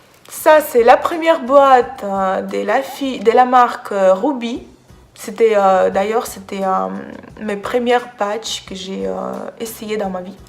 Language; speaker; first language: French; non-native, fluent; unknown